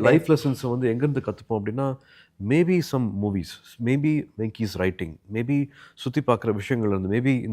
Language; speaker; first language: Tamil; native; Tamil